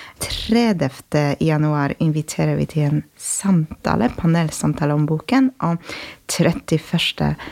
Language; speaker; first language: Norwegian; non-native, fluent; Polish